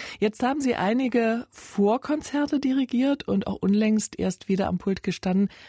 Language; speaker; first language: German; native; German